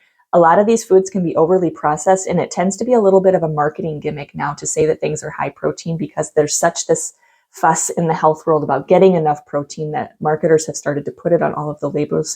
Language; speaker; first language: English; native; English